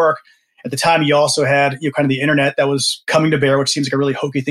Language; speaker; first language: English; native; English